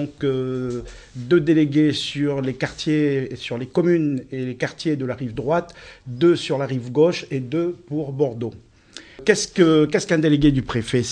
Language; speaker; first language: French; native; French